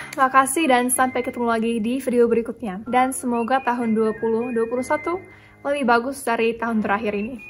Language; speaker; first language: Indonesian; non-native, fluent; English